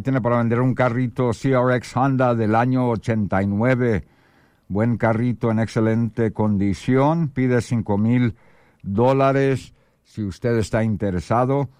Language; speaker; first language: Spanish; early bilingual, heritage; Spanish